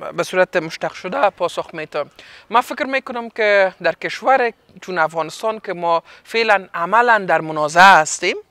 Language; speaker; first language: Persian; native; Persian